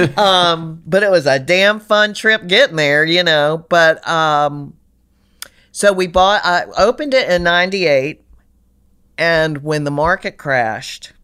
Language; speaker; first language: English; native; English